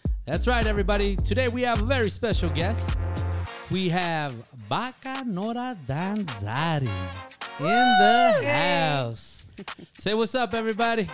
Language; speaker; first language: English; early bilingual, other home language; Spanish